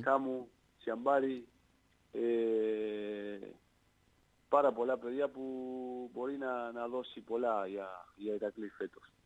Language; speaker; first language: Greek; non-native, learner; Spanish